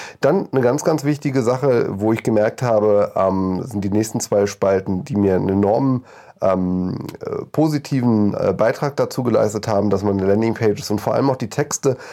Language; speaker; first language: German; native; German